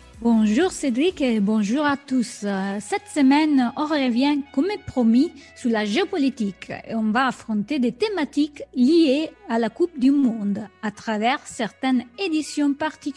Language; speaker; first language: French; non-native, fluent; Italian